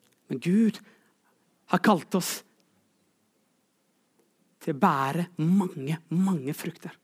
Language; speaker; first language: Norwegian; non-native, fluent; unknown